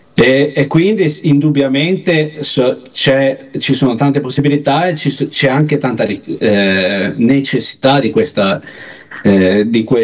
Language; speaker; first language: Italian; native; Italian